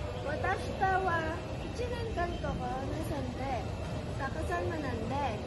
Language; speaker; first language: Japanese; non-native, learner; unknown